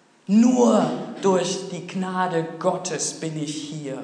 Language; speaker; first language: German; non-native, fluent; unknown